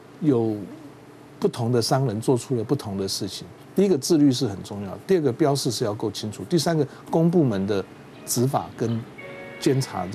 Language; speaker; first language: Chinese; native; Chinese